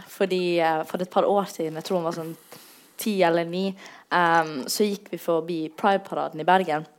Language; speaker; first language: Norwegian; native; Norwegian